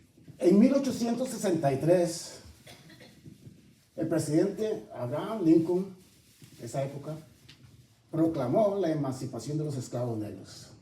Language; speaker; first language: Spanish; native; Spanish